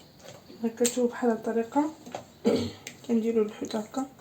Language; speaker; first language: Arabic; native; Arabic